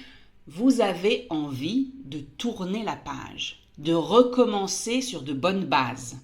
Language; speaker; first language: French; native; French